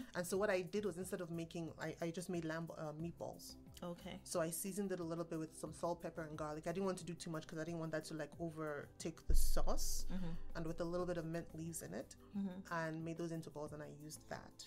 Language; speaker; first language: English; non-native, local second language; Igbo